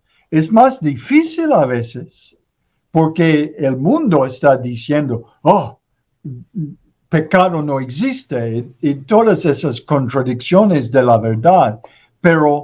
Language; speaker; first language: Spanish; non-native, learner; English